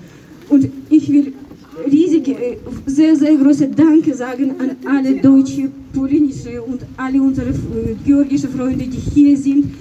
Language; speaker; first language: German; non-native, fluent; Ukrainian